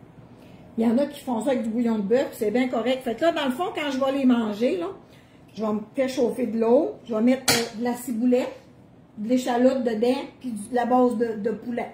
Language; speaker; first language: French; native; French